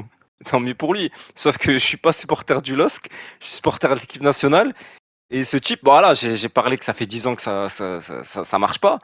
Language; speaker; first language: French; native; French